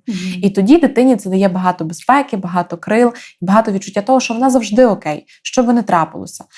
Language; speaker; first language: Ukrainian; native; Ukrainian